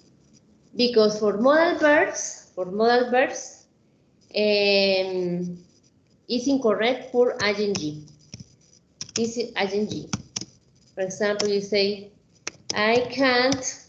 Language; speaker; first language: English; non-native, fluent; Spanish